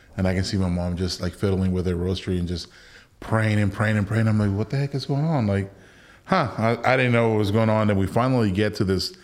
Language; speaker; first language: English; early bilingual, other home language; Spanish